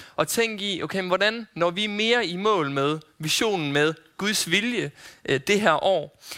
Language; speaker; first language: Danish; native; Danish